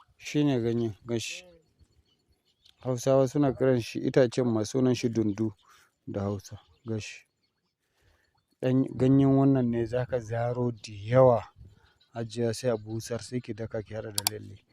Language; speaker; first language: Hausa; non-native, local second language; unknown